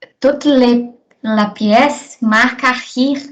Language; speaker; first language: French; non-native, learner; Portuguese